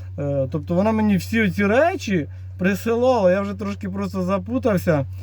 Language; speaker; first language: Ukrainian; native; Ukrainian